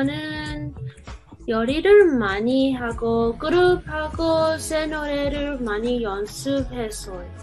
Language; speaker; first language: Korean; non-native, learner; English